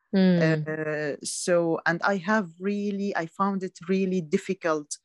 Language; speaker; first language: English; non-native, learner; Arabic